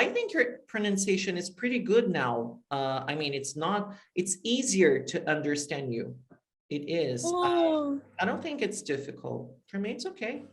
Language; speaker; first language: English; non-native, fluent; Portuguese